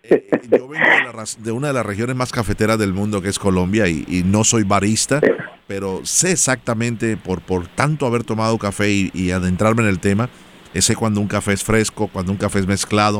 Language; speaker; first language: Spanish; native; Spanish